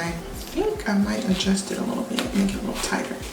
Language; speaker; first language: English; native; English